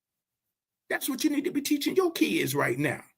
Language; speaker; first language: English; native; English